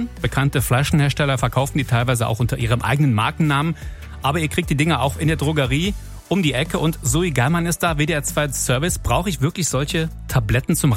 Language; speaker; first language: German; native; German